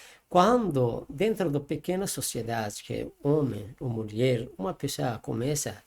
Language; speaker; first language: Portuguese; non-native, learner; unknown